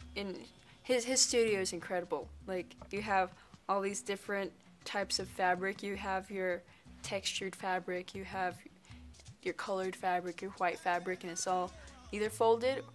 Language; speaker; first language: English; native; English